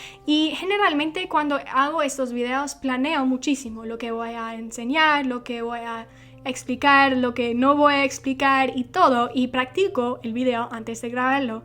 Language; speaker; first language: Spanish; non-native, fluent; English